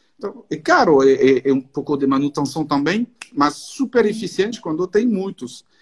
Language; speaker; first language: Portuguese; non-native, fluent; French